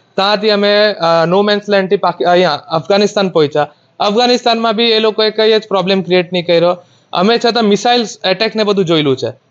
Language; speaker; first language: Gujarati; non-native, local second language; Marathi